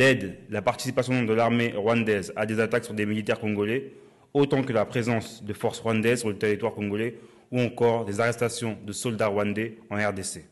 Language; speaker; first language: French; native; French